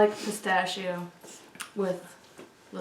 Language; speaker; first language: English; native; English